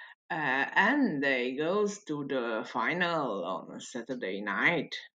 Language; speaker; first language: English; non-native, learner; Italian